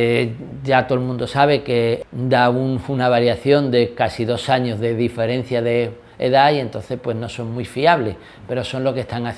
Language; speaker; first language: Spanish; native; Spanish